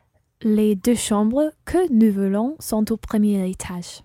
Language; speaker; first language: French; non-native, learner; English